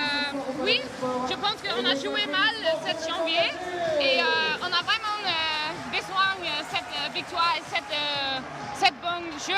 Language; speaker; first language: French; non-native, learner; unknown